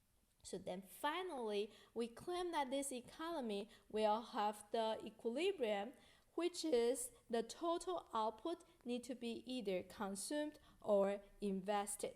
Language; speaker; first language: English; non-native, fluent; Chinese